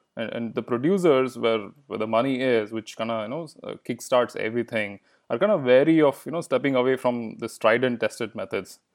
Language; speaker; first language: English; non-native, local second language; Kannada